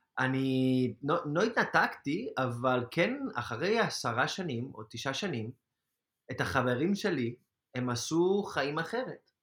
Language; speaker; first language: Hebrew; non-native, fluent; Spanish